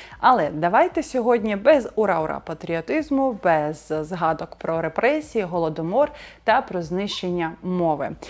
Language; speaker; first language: Ukrainian; non-native, local second language; Russian